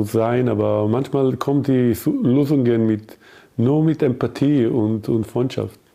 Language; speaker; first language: German; non-native, learner; Hebrew